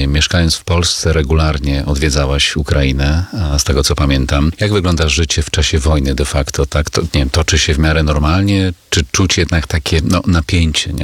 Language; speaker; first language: Polish; native; Polish